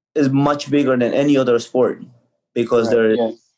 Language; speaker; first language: English; early bilingual, other home language; Spanish